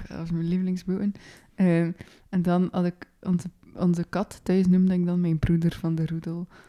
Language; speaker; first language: Dutch; native; Dutch